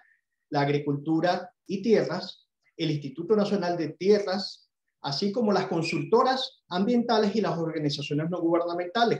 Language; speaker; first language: Spanish; native; Spanish